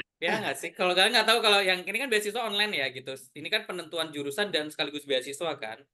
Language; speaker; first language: Indonesian; native; Indonesian